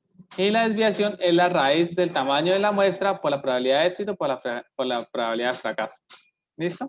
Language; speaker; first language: Spanish; native; Spanish